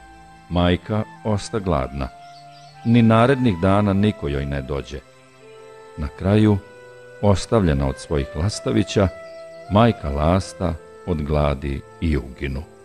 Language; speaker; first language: Serbian; native; Serbian